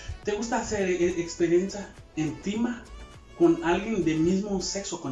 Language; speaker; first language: Spanish; non-native, learner; Haitian Creole